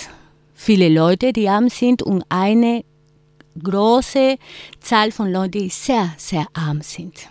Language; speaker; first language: German; non-native, fluent; Spanish